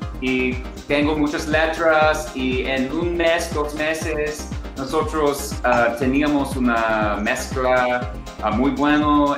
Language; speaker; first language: Spanish; non-native, learner; English